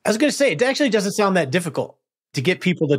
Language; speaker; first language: English; native; English